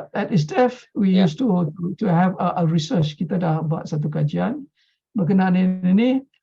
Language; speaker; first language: Malay; native; Malay